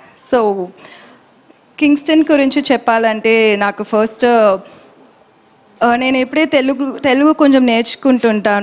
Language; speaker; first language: Telugu; non-native, local second language; Tamil